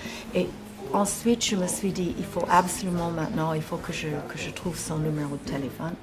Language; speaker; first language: French; non-native, fluent; English